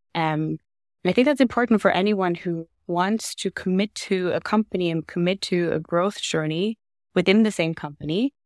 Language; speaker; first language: English; non-native, fluent; Norwegian